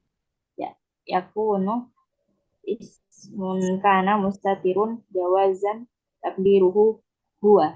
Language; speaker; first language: Arabic; non-native, learner; Indonesian